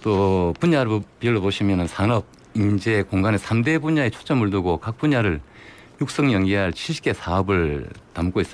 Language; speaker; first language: Korean; native; Korean